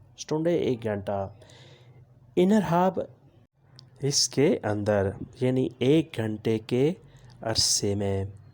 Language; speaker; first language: Urdu; native; Urdu